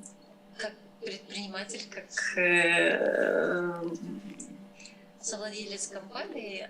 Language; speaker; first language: Russian; non-native, local second language; Ukrainian